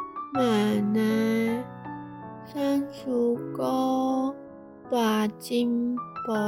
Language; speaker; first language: Chinese; native; Chinese